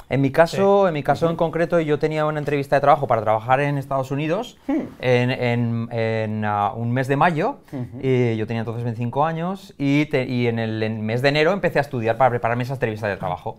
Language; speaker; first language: Spanish; native; Spanish